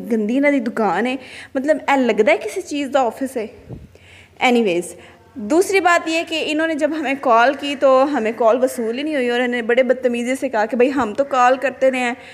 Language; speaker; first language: Urdu; non-native, local second language; Punjabi